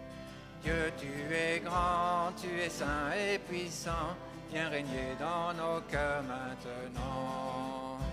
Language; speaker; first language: French; native; French